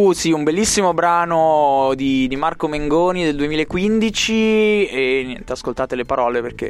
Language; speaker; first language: Italian; native; Italian